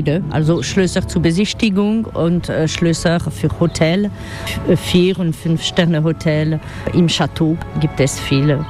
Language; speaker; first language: German; non-native, learner; French